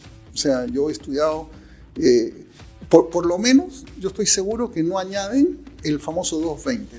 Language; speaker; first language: Spanish; native; Spanish